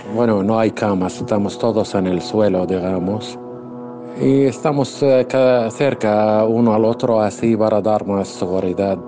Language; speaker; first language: Spanish; non-native, fluent; Arabic